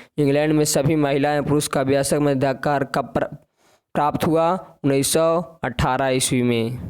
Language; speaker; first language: Hindi; native; Hindi